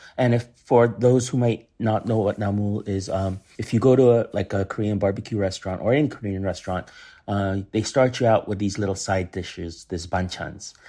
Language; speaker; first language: English; early bilingual, other home language; Korean